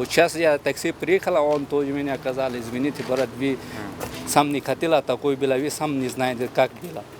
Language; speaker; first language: Russian; non-native, learner; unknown